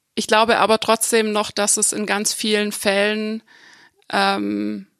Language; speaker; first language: German; native; German